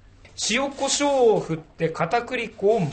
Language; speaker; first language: Japanese; native; Japanese